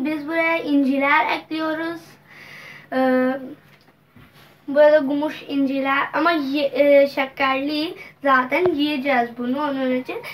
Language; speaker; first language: Turkish; non-native, learner; Urdu